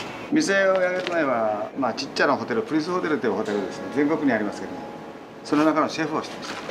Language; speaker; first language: Japanese; native; Japanese